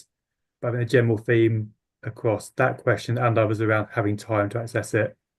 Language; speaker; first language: English; native; English